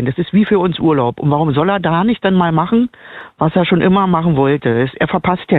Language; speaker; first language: German; native; German